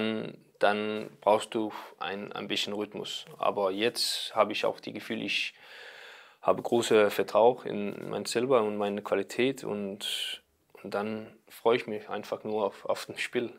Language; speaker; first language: German; non-native, learner; Danish